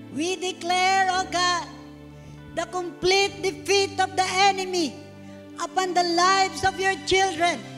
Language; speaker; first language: English; non-native, local second language; Filipino